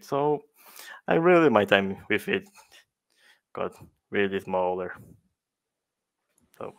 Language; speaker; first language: English; non-native, fluent; Portuguese